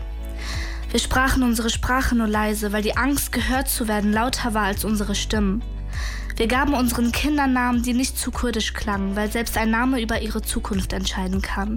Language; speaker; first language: German; early bilingual, other home language; Kurdish